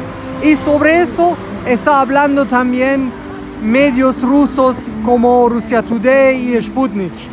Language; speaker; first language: Spanish; non-native, learner; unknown